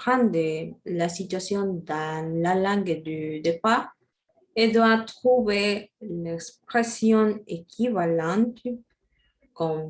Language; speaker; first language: French; non-native, learner; Spanish